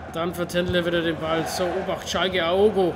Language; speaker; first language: German; native; German